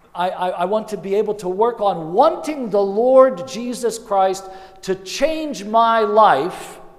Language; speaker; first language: English; early bilingual, other home language; Ukrainian